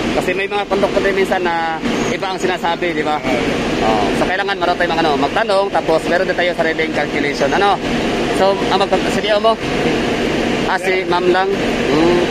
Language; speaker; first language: Filipino; non-native, local second language; Cebuano